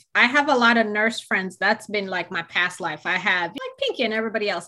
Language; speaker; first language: English; non-native, local second language; Ganda